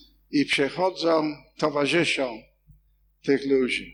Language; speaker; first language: Polish; non-native, fluent; English